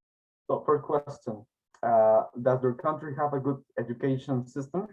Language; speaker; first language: English; non-native, learner; Spanish